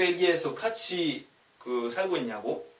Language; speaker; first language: Korean; non-native, fluent; French